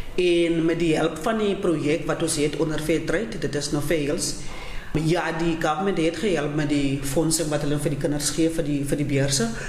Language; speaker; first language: Afrikaans; non-native, local second language; Southern Sotho